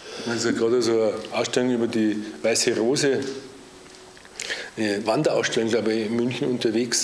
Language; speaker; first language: German; native; German